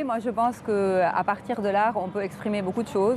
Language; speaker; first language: French; non-native, local second language; Arabic